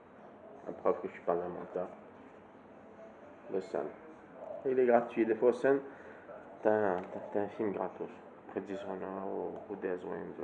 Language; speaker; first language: French; native; French